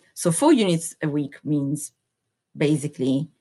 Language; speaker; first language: English; non-native, fluent; Italian